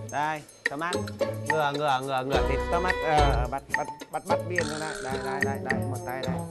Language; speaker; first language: Vietnamese; native; Vietnamese